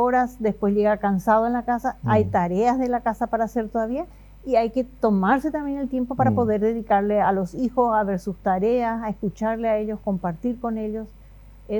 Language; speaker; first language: Spanish; native; Spanish